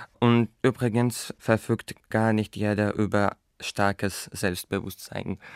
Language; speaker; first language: German; non-native, fluent; Azerbaijani